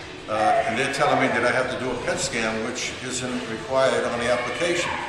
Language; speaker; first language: English; native; English